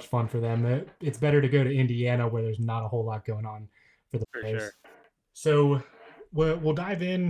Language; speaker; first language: English; native; English